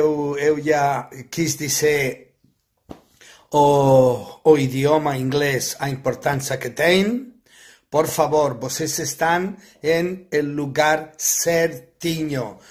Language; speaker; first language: Portuguese; non-native, fluent; Spanish